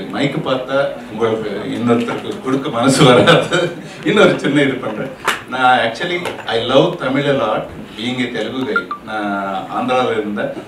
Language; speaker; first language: Tamil; non-native, local second language; Telugu